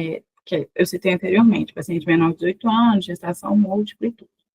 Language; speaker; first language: Portuguese; native; Portuguese